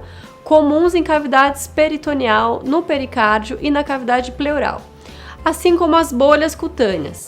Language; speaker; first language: Portuguese; native; Portuguese